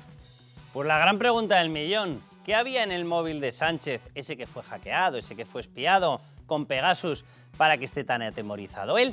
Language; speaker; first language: Spanish; native; Spanish